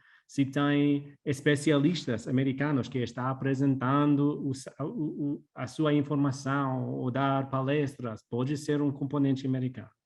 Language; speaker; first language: Portuguese; non-native, fluent; English